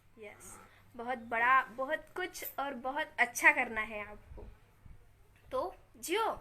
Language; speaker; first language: Hindi; non-native, local second language; Marathi